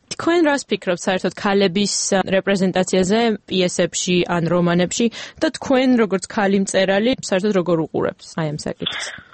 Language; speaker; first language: Georgian; native; Georgian